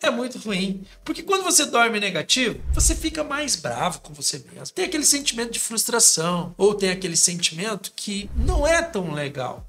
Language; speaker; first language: Portuguese; native; Portuguese